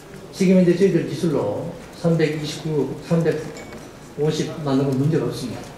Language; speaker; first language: Korean; native; Korean